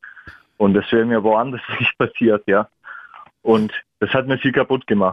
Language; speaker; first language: German; early bilingual, other home language; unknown